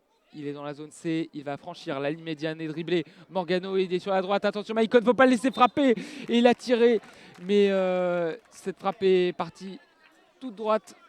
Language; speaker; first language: French; native; French